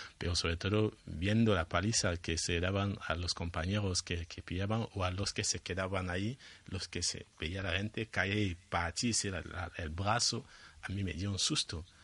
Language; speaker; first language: Spanish; non-native, fluent; French